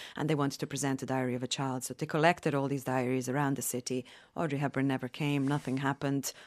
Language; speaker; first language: English; non-native, fluent; Bosnian